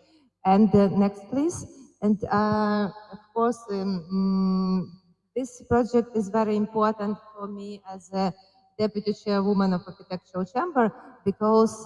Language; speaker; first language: English; non-native, fluent; Ukrainian